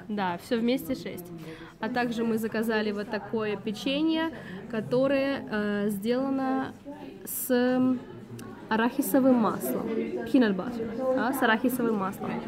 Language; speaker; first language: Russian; native; Russian